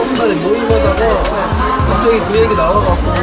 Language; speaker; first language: Korean; native; Korean